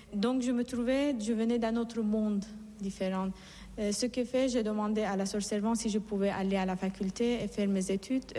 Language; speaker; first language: French; non-native, fluent; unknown